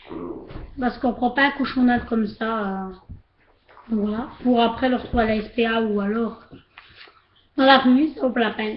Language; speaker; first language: French; native; French